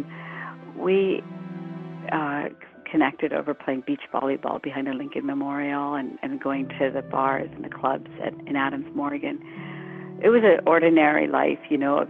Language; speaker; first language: English; early bilingual, other home language; Urdu